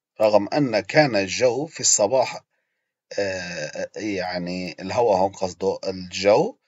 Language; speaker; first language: Arabic; non-native, fluent; Turkish